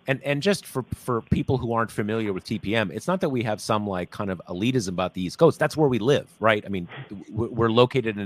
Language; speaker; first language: English; native; English